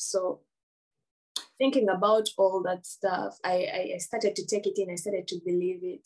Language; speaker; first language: English; non-native, local second language; Ganda